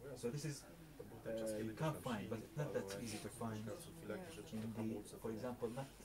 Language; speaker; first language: English; non-native, learner; Arabic